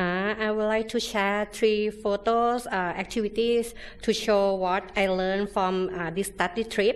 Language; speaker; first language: English; non-native, learner; Thai